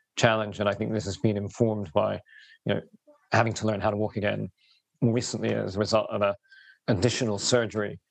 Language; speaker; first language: English; native; English